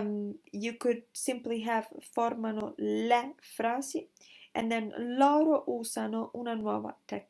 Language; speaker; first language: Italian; non-native, learner; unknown